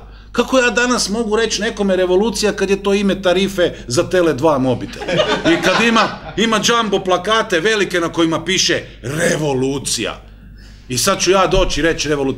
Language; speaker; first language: Croatian; native; Croatian